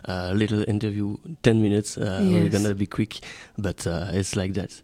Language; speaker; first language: English; non-native, learner; French